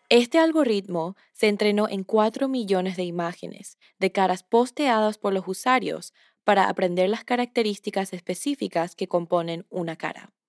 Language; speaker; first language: Spanish; early bilingual, heritage; Spanish